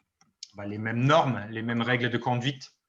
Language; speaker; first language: French; non-native, fluent; German